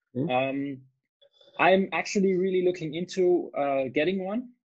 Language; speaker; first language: English; non-native, fluent; German